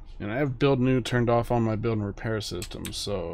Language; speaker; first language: English; native; English